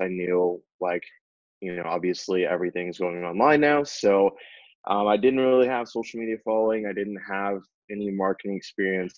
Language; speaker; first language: English; native; English